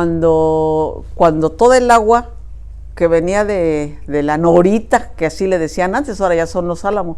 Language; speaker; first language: Spanish; native; Spanish